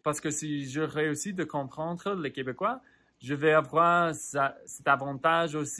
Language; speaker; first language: French; non-native, fluent; English